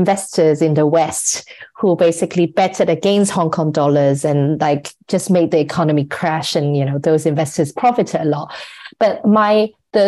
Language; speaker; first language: English; non-native, local second language; Cantonese